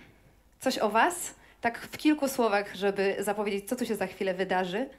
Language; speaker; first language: Polish; native; Polish